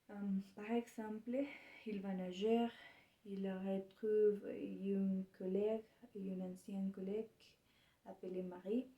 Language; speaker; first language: French; non-native, learner; Spanish